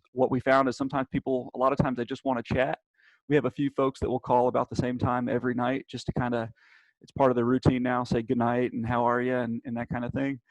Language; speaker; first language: English; native; English